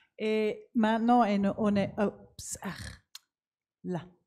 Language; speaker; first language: French; non-native, learner; German